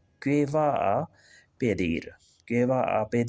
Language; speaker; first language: Spanish; non-native, fluent; Urdu